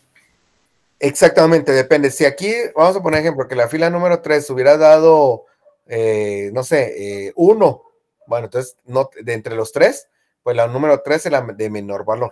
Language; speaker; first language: Spanish; native; Spanish